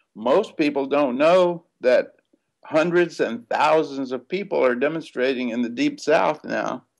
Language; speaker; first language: English; native; English